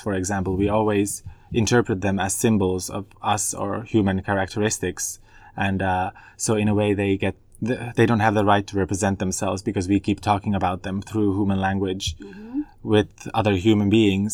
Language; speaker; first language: English; non-native, fluent; Finnish